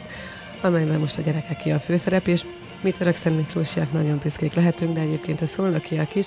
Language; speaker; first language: Hungarian; native; Hungarian